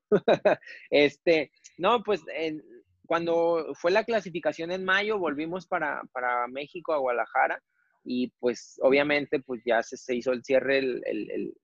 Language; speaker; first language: Spanish; native; Spanish